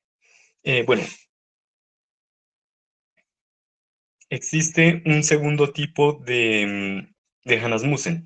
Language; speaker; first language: Spanish; native; Spanish